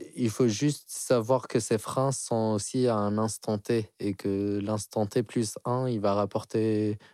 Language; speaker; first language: French; non-native, local second language; Arabic